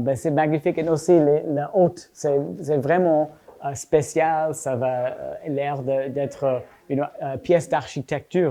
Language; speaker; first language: French; non-native, learner; English